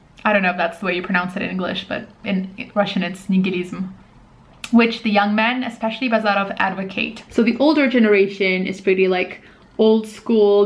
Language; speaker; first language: English; non-native, fluent; Russian